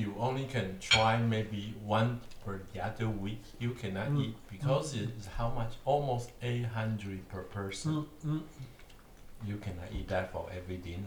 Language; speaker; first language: English; non-native, learner; Chinese